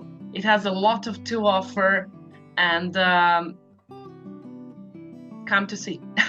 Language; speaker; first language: English; non-native, fluent; Serbian